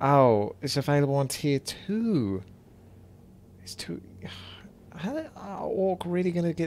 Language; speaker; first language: English; native; English